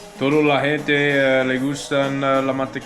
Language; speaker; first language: Spanish; non-native, learner; English